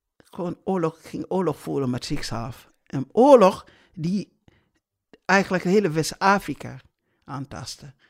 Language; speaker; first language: Dutch; non-native, fluent; English